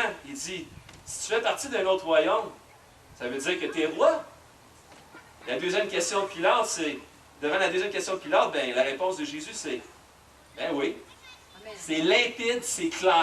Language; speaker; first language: French; native; French